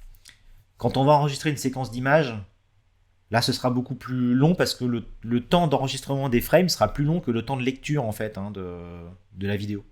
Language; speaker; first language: French; native; French